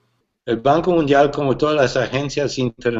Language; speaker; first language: Spanish; non-native, fluent; English